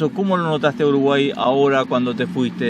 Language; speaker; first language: Spanish; native; Spanish